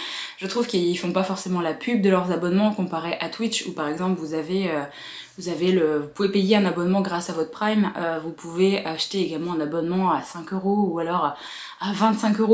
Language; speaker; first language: French; native; French